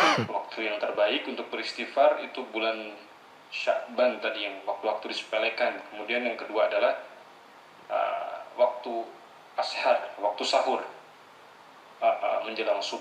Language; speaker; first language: Malay; native; Malay